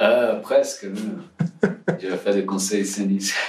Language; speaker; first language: French; non-native, learner; Portuguese